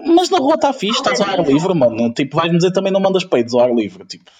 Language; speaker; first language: Portuguese; non-native, fluent; Ukrainian